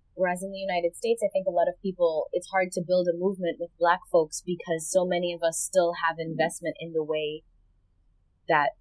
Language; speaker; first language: English; native; English